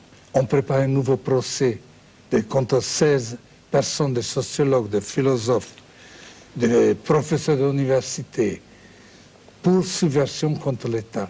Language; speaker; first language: French; non-native, fluent; Czech